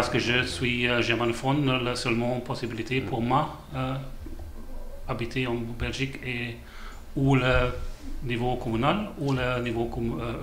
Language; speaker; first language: French; non-native, learner; German